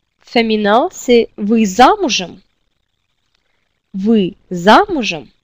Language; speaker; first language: French; non-native, fluent; Russian